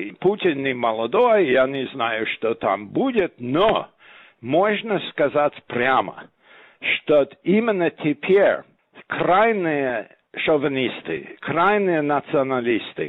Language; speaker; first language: Russian; non-native, fluent; English